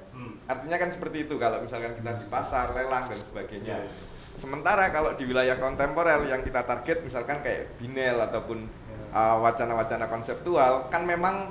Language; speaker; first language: Indonesian; non-native, local second language; Javanese